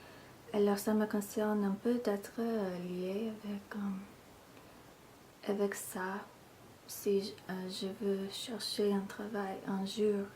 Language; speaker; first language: French; non-native, fluent; English